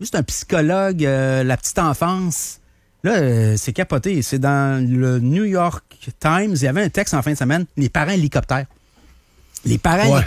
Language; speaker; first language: French; native; French